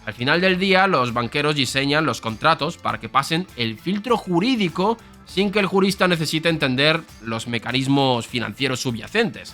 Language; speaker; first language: Spanish; native; Spanish